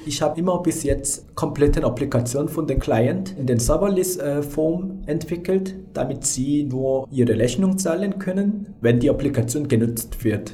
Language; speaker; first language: German; non-native, fluent; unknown